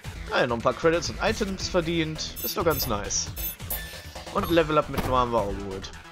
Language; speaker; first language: German; native; German